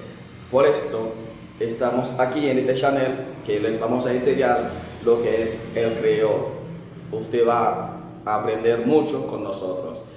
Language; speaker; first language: Spanish; non-native, fluent; Haitian Creole